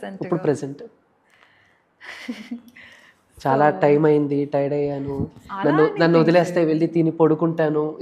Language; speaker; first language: Telugu; native; Telugu